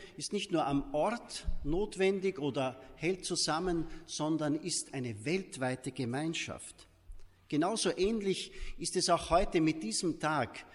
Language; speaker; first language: German; native; German